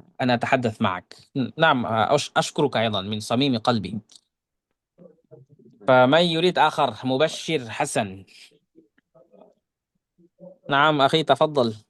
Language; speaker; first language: Arabic; non-native, fluent; Bangla